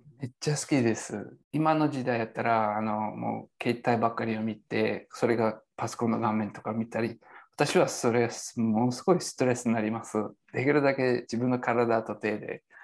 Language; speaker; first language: Japanese; non-native, fluent; English